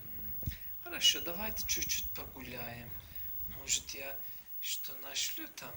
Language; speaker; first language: Russian; non-native, learner; Turkish